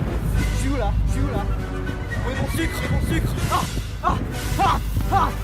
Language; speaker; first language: French; non-native, learner; English